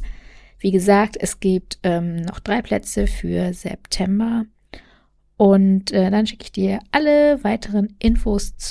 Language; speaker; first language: German; native; German